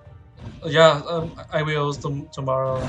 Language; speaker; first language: English; non-native, learner; Vietnamese